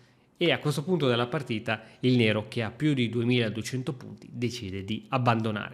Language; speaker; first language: Italian; native; Italian